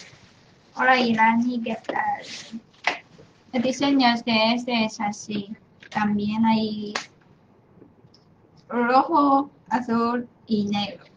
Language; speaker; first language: Spanish; non-native, fluent; Chinese